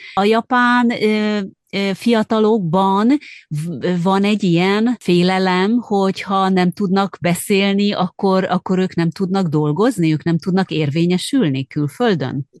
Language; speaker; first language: Hungarian; native; Hungarian